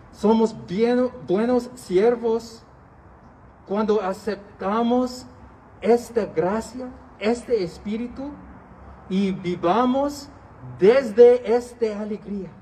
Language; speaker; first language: Spanish; non-native, learner; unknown